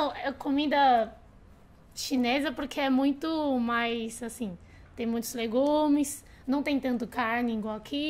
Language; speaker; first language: Portuguese; non-native, fluent; Chinese